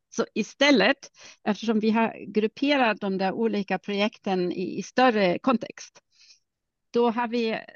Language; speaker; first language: Swedish; non-native, fluent; German